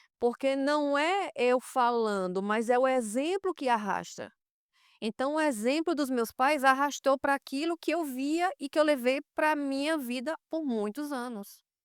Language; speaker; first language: Portuguese; native; Portuguese